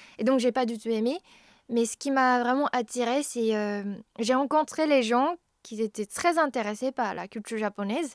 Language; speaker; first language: French; non-native, fluent; Japanese